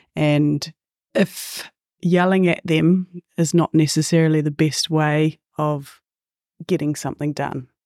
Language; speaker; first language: English; native; English